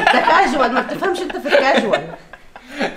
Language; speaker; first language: Arabic; native; Arabic